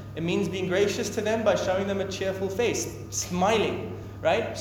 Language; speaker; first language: English; native; English